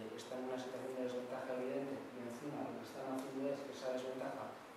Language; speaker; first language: Spanish; non-native, local second language; Basque